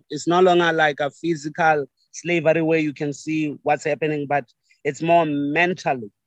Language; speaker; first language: English; non-native, local second language; Venda